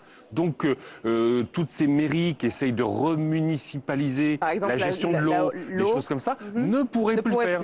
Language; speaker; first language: French; native; French